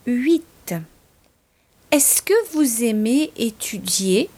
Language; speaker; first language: French; non-native, fluent; English